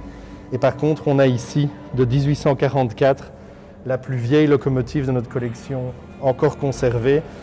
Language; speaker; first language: French; native; French